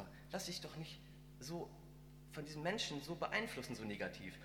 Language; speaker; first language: German; native; German